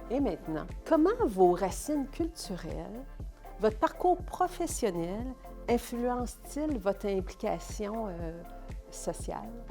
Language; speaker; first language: French; native; French